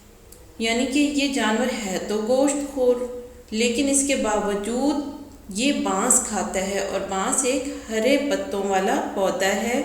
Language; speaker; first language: Urdu; native; Urdu